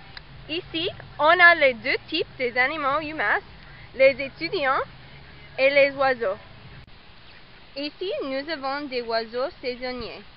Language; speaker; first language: French; non-native, learner; English